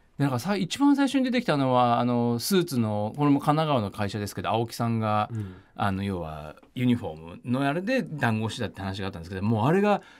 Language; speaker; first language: Japanese; native; Japanese